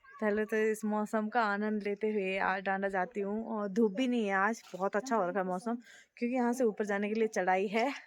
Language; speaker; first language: Hindi; non-native, local second language; Garhwali